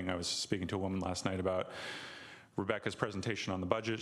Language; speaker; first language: English; native; English